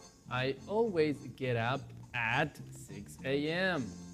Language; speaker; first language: English; non-native, fluent; Spanish